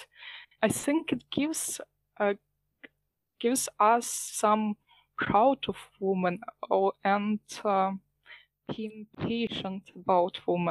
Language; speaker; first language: English; non-native, learner; Ukrainian